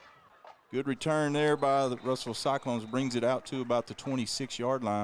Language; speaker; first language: English; native; English